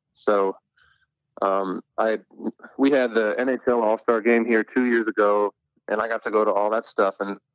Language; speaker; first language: English; native; English